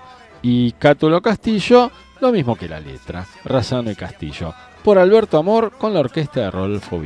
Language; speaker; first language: Spanish; native; Spanish